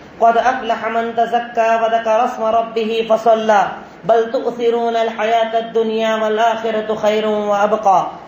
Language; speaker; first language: Urdu; native; Urdu